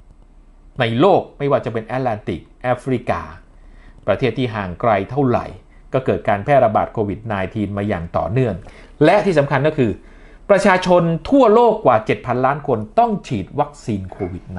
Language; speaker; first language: Thai; native; Thai